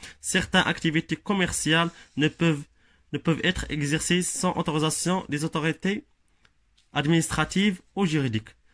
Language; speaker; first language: French; non-native, local second language; Arabic